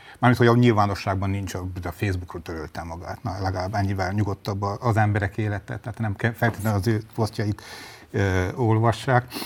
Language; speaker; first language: Hungarian; native; Hungarian